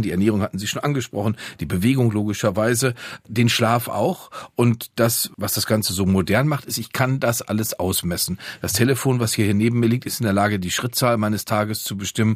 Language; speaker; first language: German; native; German